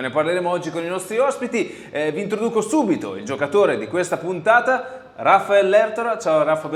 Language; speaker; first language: Italian; native; Italian